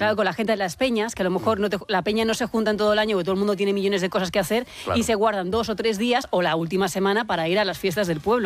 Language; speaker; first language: Spanish; native; Spanish